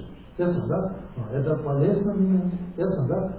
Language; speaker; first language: Russian; non-native, learner; Tibetan